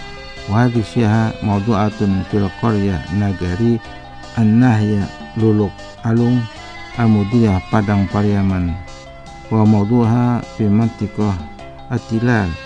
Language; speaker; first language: Arabic; non-native, fluent; Indonesian